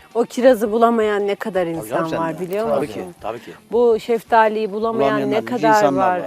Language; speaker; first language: Turkish; native; Turkish